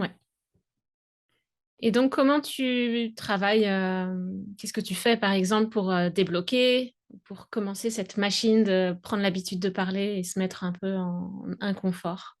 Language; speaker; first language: French; native; French